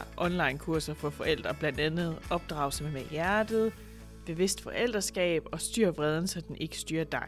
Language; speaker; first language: Danish; native; Danish